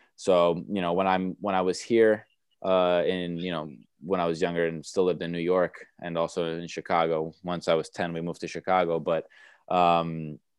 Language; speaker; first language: English; early bilingual, other home language; Romanian